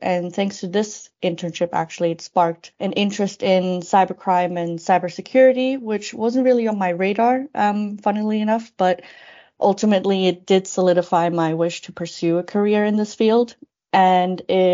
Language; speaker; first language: English; non-native, fluent; Spanish